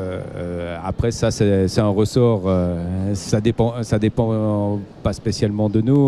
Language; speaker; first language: French; native; French